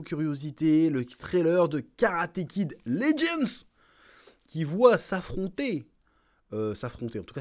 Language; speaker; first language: French; native; French